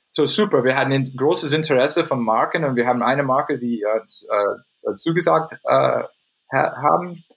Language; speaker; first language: German; non-native, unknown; English